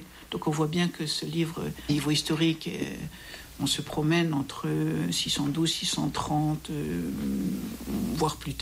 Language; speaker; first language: French; native; French